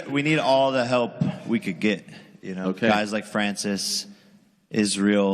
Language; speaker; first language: English; native; English